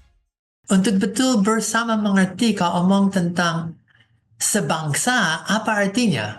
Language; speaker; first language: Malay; non-native, fluent; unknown